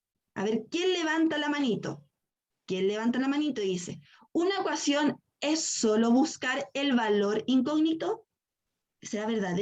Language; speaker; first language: Spanish; native; Spanish